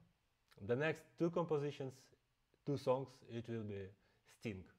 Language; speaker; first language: English; non-native, fluent; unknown